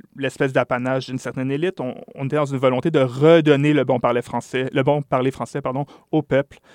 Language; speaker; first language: French; native; French